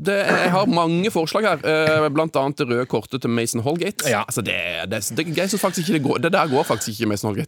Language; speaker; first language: Norwegian; native; Norwegian